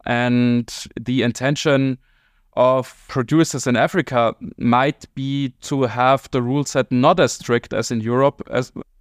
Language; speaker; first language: English; non-native, fluent; German